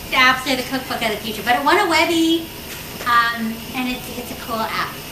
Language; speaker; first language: English; native; English